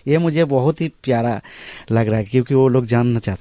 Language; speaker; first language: Hindi; non-native, learner; Bangla